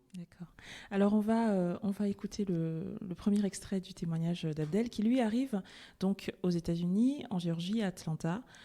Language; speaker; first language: French; native; French